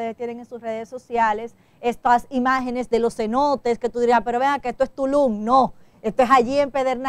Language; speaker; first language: Spanish; native; Spanish